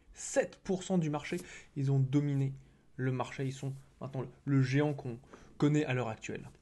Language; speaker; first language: French; native; French